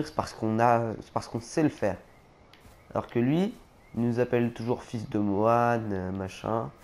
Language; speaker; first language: French; native; French